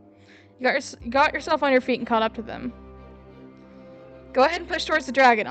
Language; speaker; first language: English; native; English